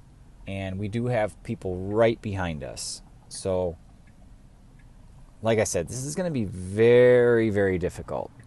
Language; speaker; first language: English; native; English